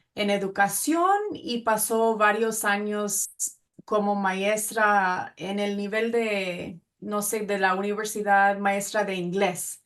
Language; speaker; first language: Spanish; early bilingual, other home language; English